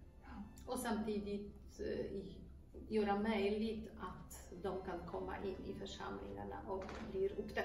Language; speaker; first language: Swedish; non-native, fluent; Polish